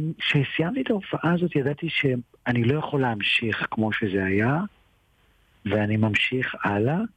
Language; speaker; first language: Hebrew; early bilingual, other home language; Georgian